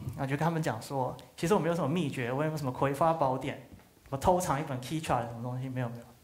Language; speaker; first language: Chinese; native; Chinese